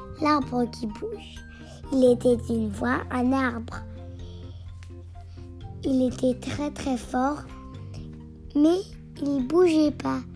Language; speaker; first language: French; non-native, learner; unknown